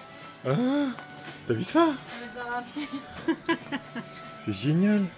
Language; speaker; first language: French; native; French